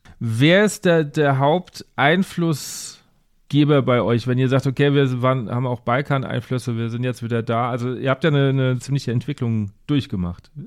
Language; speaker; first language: German; native; German